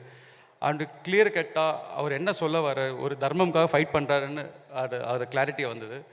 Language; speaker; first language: Tamil; non-native, fluent; Telugu